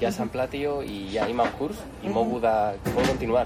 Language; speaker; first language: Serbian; non-native, learner; Spanish